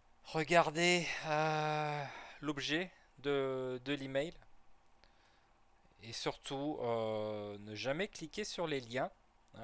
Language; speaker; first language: French; native; French